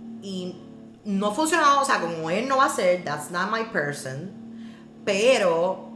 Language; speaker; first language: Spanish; native; Spanish